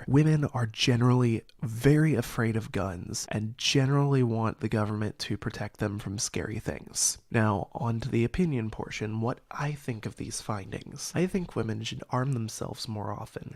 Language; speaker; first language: English; native; English